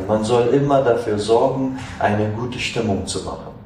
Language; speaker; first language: German; non-native, fluent; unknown